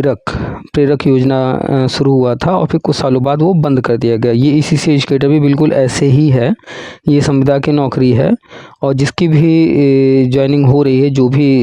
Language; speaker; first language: Hindi; native; Hindi